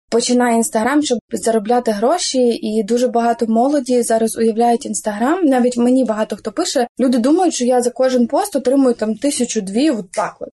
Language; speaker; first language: Ukrainian; native; Ukrainian